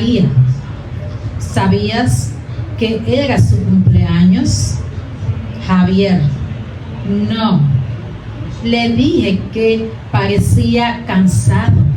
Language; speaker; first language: Spanish; non-native, fluent; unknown